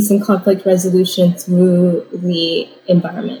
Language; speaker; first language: English; native; English